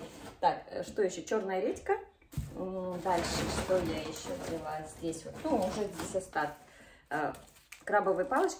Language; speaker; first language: Russian; native; Russian